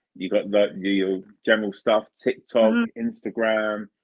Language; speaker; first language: English; early bilingual, other home language; Italian